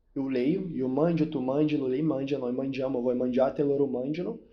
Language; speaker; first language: Italian; non-native, learner; Portuguese